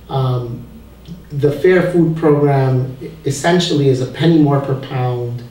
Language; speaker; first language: English; early bilingual, other home language; Spanish